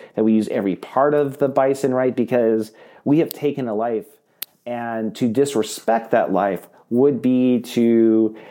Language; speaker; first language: English; native; English